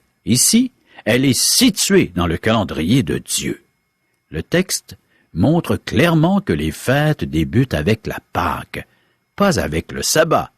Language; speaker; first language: French; native; French